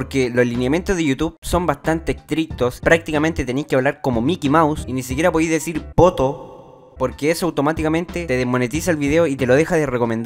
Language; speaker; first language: Spanish; native; Spanish